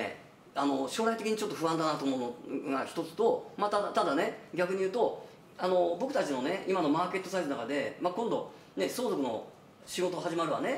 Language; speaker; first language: Japanese; native; Japanese